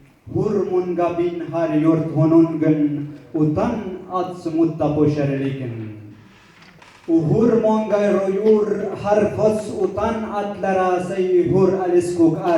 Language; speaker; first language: Swedish; non-native, learner; Kurdish